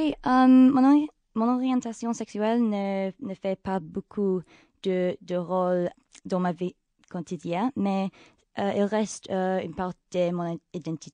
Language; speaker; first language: French; non-native, local second language; English